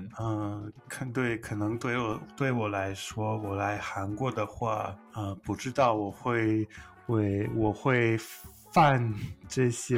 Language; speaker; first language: Chinese; non-native, learner; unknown